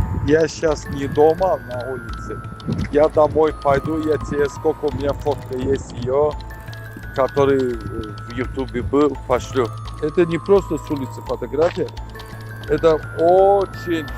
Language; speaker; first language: Russian; non-native, fluent; Azerbaijani